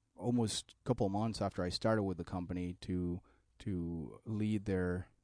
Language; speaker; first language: English; non-native, fluent; Spanish